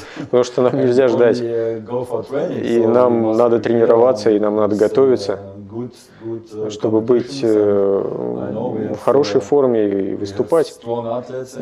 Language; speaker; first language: Russian; non-native, fluent; German